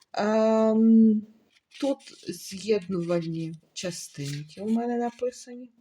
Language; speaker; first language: Ukrainian; native; Ukrainian